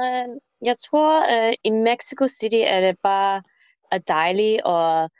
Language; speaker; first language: Danish; non-native, learner; English